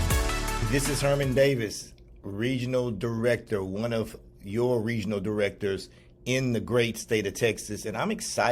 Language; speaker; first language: English; native; English